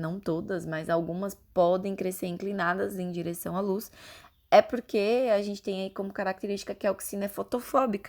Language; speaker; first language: Portuguese; native; Portuguese